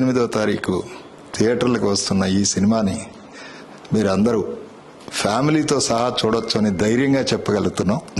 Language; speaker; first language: Telugu; native; Telugu